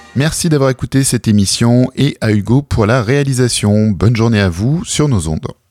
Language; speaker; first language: French; native; French